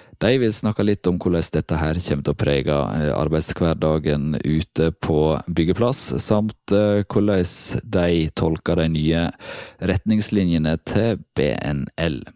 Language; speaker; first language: Norwegian; native; Norwegian